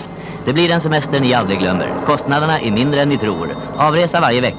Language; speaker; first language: Swedish; native; Swedish